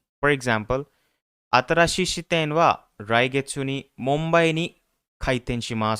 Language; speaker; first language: Japanese; non-native, fluent; Hindi